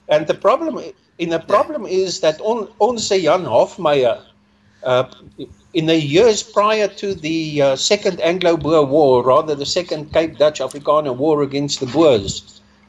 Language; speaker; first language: English; non-native, local second language; Afrikaans